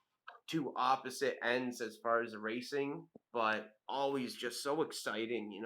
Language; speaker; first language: English; native; English